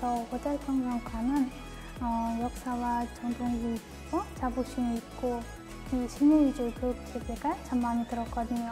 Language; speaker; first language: Korean; non-native, fluent; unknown